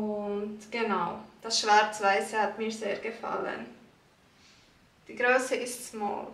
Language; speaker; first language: German; early bilingual, other home language; Turkish